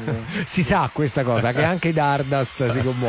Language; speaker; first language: Italian; native; Italian